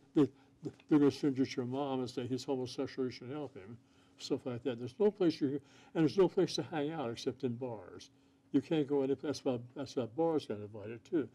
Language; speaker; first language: English; native; English